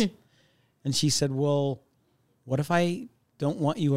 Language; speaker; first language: English; native; English